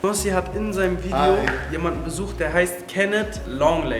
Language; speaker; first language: German; native; German